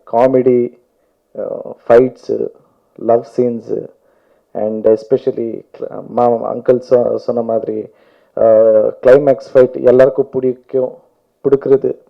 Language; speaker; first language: Tamil; non-native, learner; Kannada